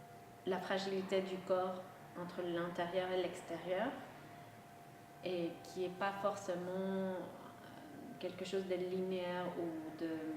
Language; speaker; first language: French; non-native, local second language; Spanish